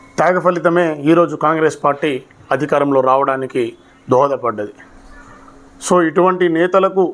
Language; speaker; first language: Telugu; native; Telugu